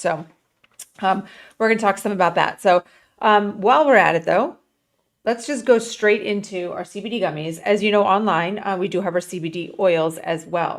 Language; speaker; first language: English; native; English